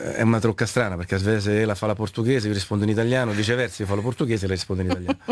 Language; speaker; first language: Portuguese; non-native, fluent; Italian